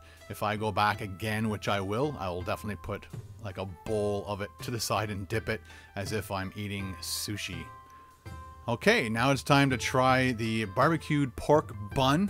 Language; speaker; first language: English; native; English